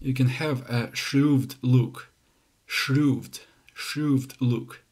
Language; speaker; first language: English; non-native, fluent; Ukrainian